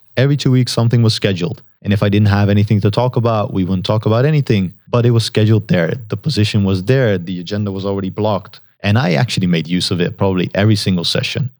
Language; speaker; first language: English; non-native, fluent; Dutch